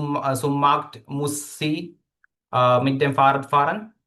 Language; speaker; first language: German; non-native, learner; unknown